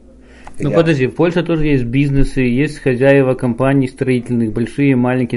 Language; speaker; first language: Russian; native; Russian